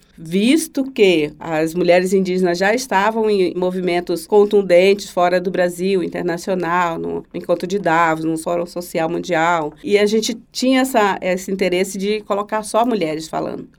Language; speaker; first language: Portuguese; native; Portuguese